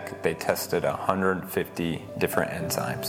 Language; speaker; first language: English; native; English